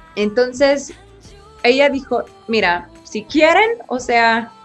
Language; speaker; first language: Spanish; non-native, learner; English